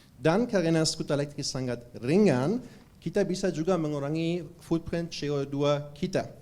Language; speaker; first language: Indonesian; non-native, fluent; German